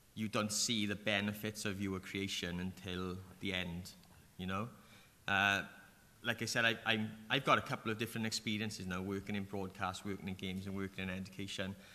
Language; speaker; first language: English; native; English